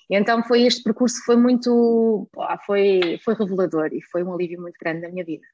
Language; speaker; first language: Portuguese; early bilingual, heritage; German